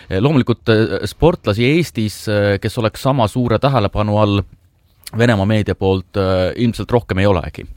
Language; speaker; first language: Estonian; native; Estonian